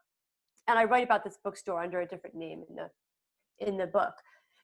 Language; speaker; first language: English; native; English